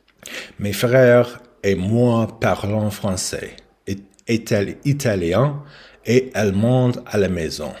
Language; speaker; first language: French; non-native, learner; English